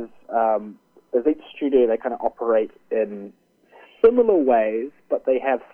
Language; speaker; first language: English; native; English